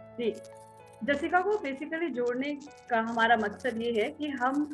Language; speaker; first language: Hindi; native; Hindi